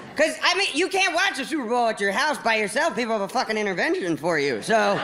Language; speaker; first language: English; native; English